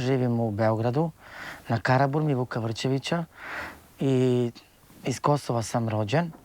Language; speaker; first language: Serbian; non-native, local second language; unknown